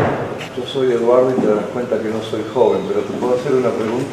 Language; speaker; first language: Spanish; native; Spanish